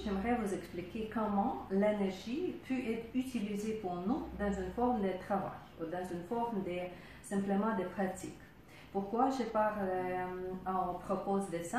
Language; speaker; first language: French; non-native, fluent; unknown